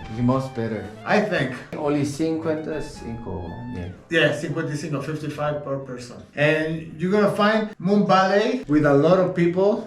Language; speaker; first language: English; non-native, fluent; Spanish